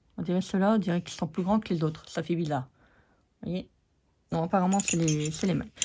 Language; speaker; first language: French; native; French